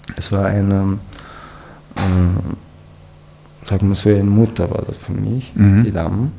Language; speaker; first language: German; non-native, fluent; Persian